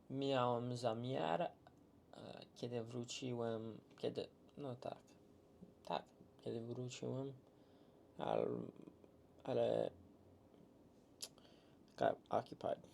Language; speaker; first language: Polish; early bilingual, heritage; English